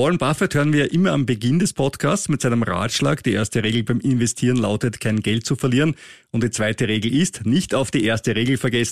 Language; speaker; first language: German; native; German